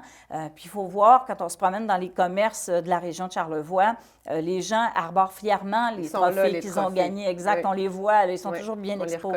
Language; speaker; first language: French; native; French